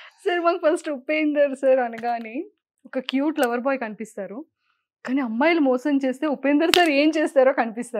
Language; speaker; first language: Telugu; native; Telugu